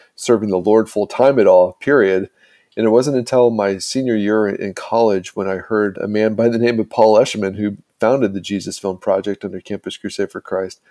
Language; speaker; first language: English; native; English